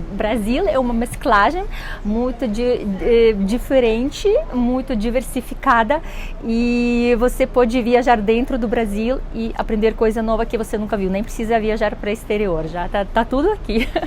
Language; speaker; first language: Portuguese; non-native, fluent; Russian